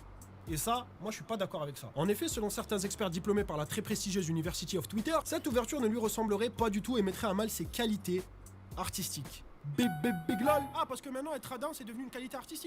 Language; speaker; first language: French; native; French